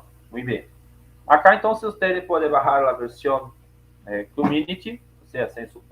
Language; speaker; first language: Spanish; non-native, learner; Portuguese